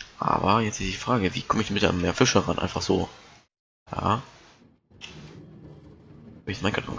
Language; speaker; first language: German; native; German